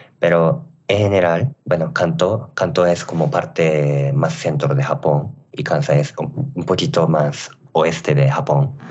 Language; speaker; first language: Spanish; non-native, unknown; Japanese